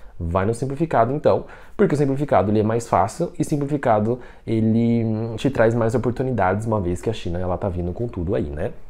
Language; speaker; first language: Portuguese; non-native, fluent; Chinese